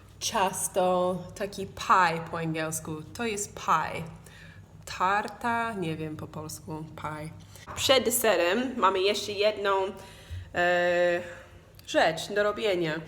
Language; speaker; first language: Polish; non-native, learner; English